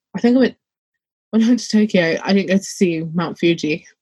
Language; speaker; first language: English; native; English